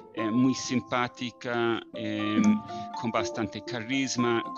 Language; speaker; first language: Spanish; non-native, fluent; English